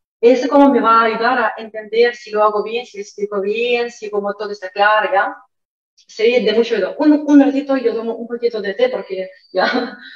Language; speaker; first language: Spanish; non-native, fluent; Russian